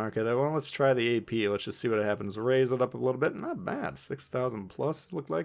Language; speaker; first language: English; native; English